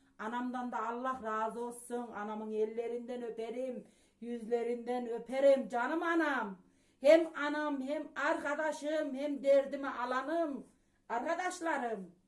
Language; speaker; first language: Turkish; native; Turkish